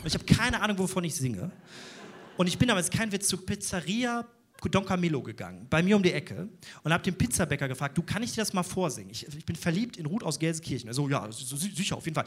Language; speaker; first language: German; native; German